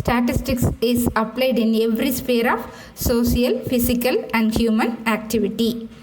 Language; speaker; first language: English; non-native, local second language; Tamil